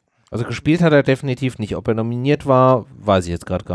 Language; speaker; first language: German; native; German